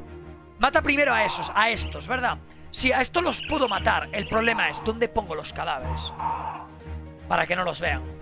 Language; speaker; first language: Spanish; native; Spanish